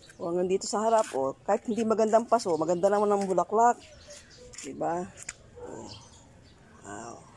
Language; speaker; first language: Filipino; non-native, local second language; Cebuano